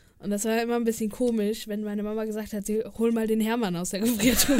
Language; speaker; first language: German; native; German